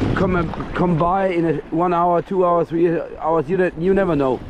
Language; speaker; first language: English; non-native, fluent; Danish